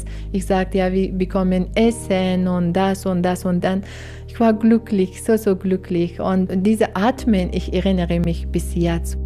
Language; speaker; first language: German; non-native, learner; Persian